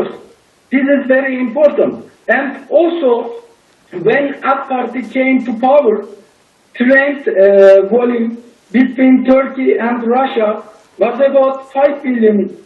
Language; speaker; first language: English; non-native, learner; Turkish